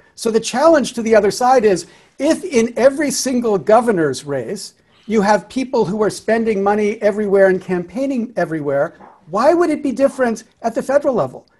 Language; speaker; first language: English; native; English